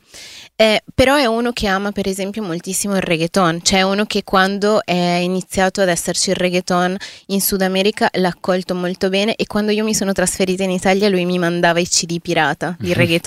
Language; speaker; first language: Italian; early bilingual, other home language; Spanish